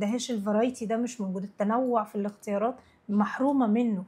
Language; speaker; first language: Arabic; native; Arabic